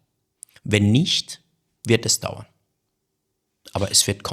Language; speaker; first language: German; early bilingual, other home language; Persian